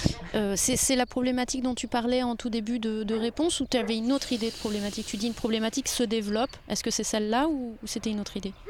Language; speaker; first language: French; native; French